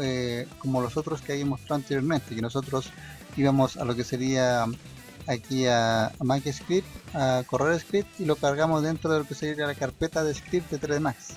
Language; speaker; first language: Spanish; native; Spanish